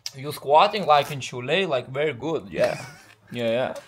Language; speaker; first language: English; non-native, learner; Lithuanian